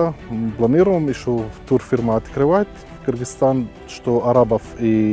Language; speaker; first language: Russian; non-native, learner; Arabic